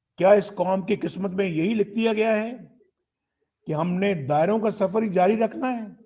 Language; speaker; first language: Urdu; non-native, local second language; Punjabi